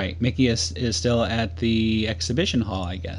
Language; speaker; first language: English; native; English